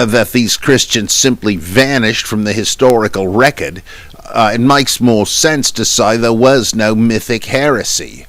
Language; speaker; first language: English; native; English